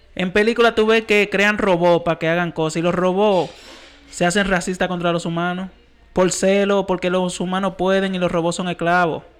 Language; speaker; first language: Spanish; early bilingual, heritage; Spanish